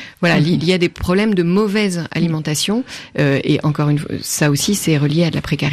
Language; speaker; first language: French; native; French